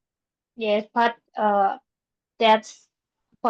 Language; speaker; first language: English; non-native, learner; Indonesian